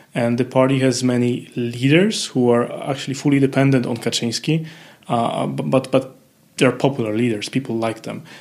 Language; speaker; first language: English; non-native, fluent; Polish